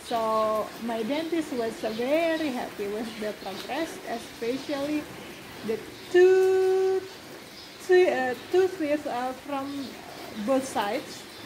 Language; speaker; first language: English; non-native, fluent; Indonesian